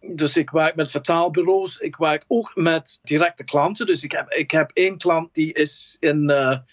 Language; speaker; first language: Dutch; non-native, fluent; English